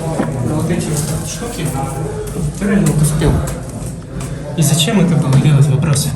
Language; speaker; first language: Russian; native; Russian